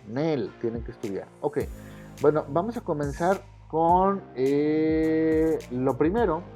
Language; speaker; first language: Spanish; native; Spanish